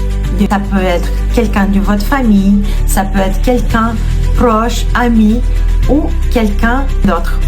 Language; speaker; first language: French; non-native, fluent; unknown